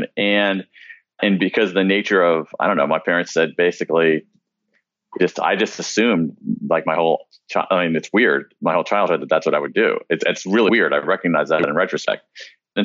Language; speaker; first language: English; native; English